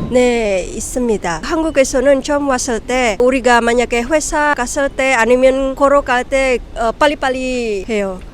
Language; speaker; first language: Korean; non-native, learner; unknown